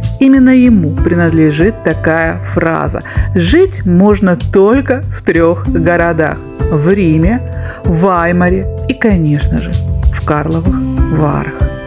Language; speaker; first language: Russian; native; Russian